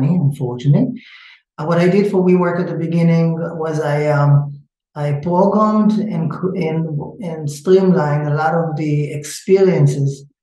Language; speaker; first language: English; non-native, fluent; Hebrew